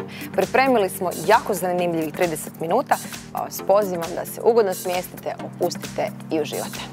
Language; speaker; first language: Croatian; native; Croatian